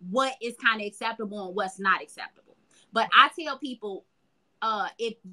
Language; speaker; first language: English; native; English